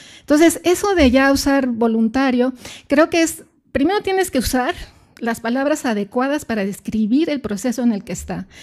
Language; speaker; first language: Spanish; native; Spanish